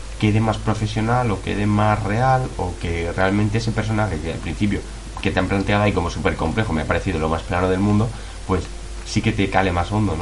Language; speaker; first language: Spanish; native; Spanish